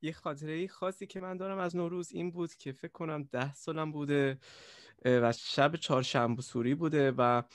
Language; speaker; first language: Persian; early bilingual, other home language; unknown